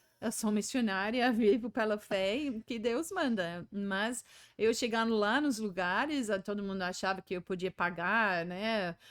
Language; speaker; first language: Portuguese; non-native, fluent; English